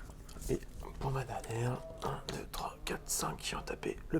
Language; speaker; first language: French; native; French